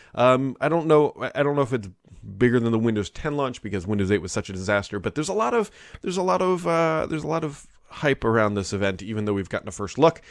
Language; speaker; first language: English; native; English